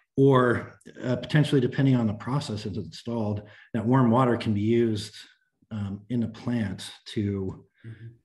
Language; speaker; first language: English; native; English